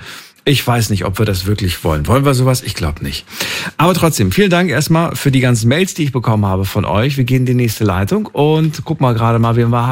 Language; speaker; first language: German; native; German